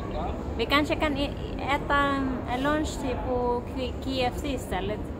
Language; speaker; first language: Swedish; non-native, learner; Filipino